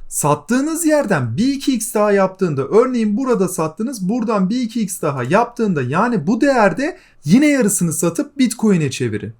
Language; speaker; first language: Turkish; native; Turkish